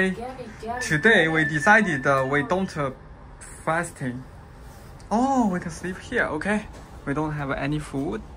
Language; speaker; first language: English; non-native, learner; Chinese